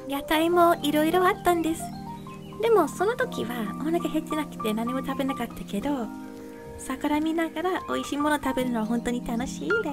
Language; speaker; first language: Japanese; non-native, fluent; English